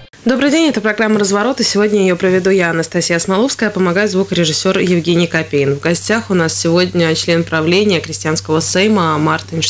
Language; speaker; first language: Russian; native; Russian